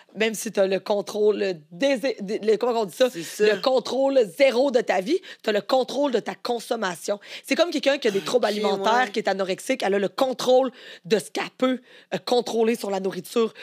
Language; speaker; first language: French; native; French